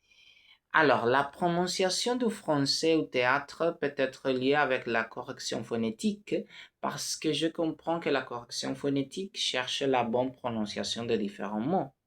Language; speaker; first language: French; non-native, learner; Spanish